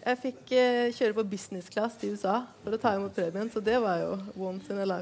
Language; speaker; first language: Norwegian; native; Norwegian